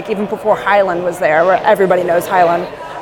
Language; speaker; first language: English; native; English